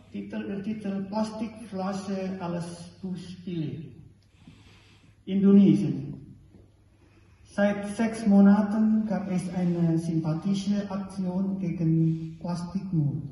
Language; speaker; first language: German; non-native, fluent; Indonesian